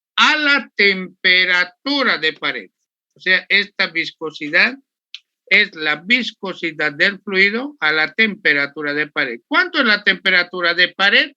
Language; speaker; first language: Spanish; native; Spanish